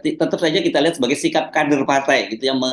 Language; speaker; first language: Indonesian; native; Indonesian